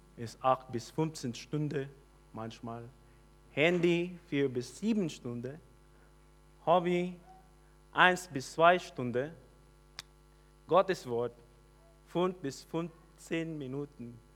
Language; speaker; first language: German; non-native, learner; Filipino